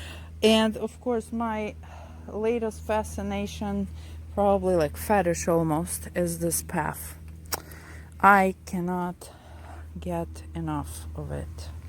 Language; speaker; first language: English; non-native, fluent; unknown